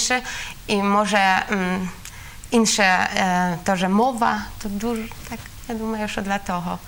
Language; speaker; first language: Ukrainian; non-native, learner; Polish